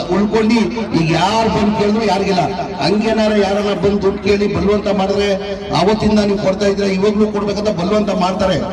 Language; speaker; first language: Kannada; non-native, local second language; Urdu